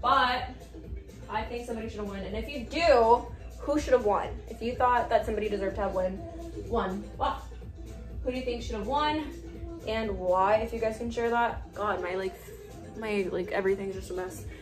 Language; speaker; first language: English; early bilingual, other home language; Spanish